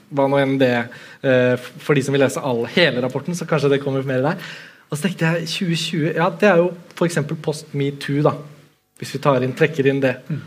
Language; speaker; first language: Norwegian; native; Norwegian